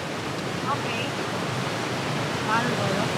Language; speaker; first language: Korean; non-native, learner; Thai